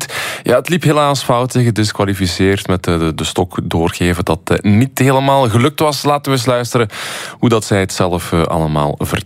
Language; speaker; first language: Dutch; native; Dutch